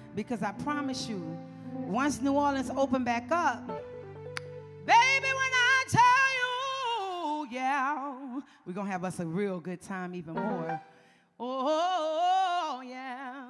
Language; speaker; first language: English; native; English